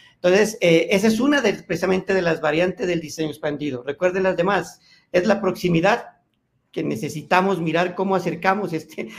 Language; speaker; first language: Spanish; native; Spanish